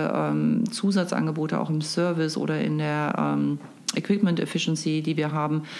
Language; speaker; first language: German; native; German